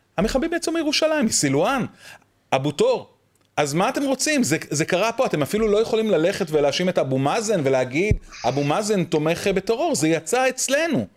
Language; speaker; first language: Hebrew; native; Hebrew